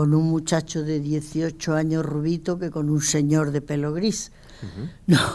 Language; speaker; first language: Spanish; native; Spanish